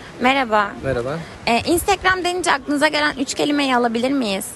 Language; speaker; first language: Turkish; native; Turkish